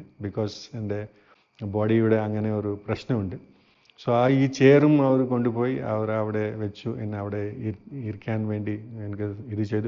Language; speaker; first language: Malayalam; non-native, fluent; Hindi